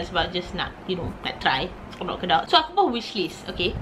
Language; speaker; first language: English; non-native, local second language; Malay